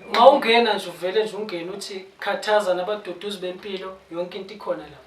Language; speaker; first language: Zulu; non-native, local second language; Tswana